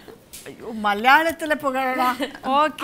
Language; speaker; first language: Malayalam; non-native, fluent; Kannada